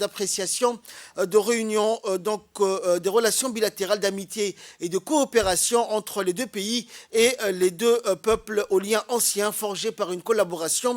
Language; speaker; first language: French; native; French